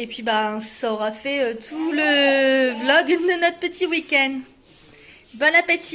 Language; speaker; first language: French; native; French